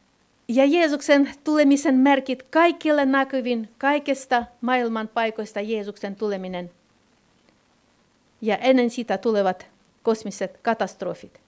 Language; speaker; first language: Finnish; non-native, fluent; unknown